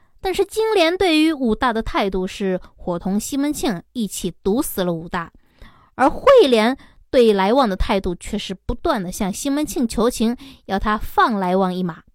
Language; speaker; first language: Chinese; native; Chinese